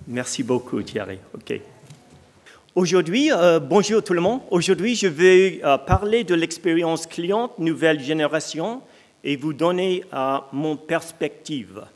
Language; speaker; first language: French; non-native, learner; English